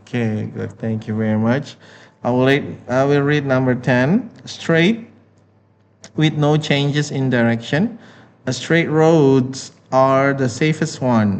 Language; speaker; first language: English; non-native, fluent; Indonesian